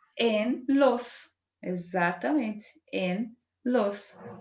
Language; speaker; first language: Spanish; non-native, fluent; Portuguese